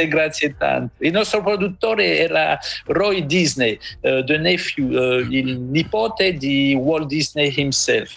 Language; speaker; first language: Italian; non-native, fluent; French